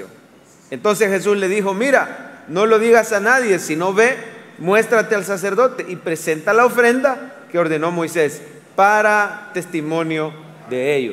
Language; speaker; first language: Spanish; native; Spanish